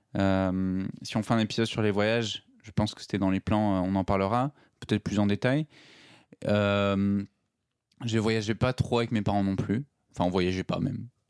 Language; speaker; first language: French; native; French